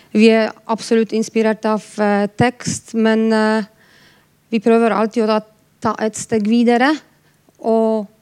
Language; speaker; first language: Norwegian; non-native, fluent; Polish